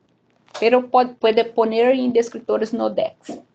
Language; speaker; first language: Spanish; non-native, fluent; Portuguese